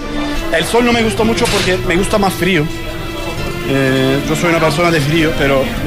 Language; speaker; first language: Spanish; non-native, fluent; Turkish